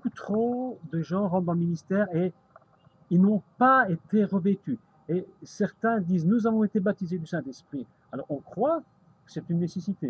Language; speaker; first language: French; native; French